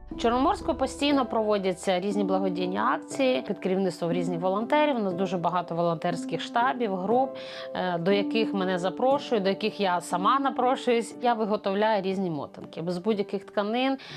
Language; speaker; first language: Ukrainian; native; Ukrainian